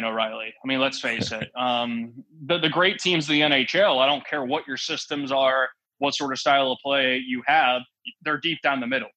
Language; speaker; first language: English; native; English